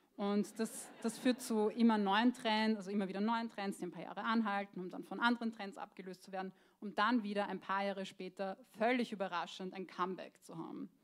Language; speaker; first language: German; early bilingual, other home language; Croatian